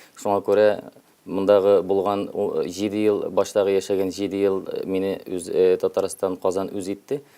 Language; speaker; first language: Tatar; early bilingual, heritage; Tatar